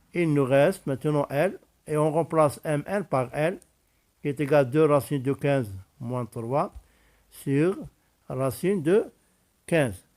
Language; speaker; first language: French; non-native, local second language; Arabic